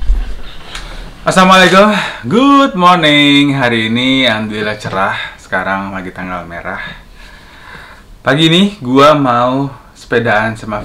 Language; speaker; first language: Indonesian; native; Indonesian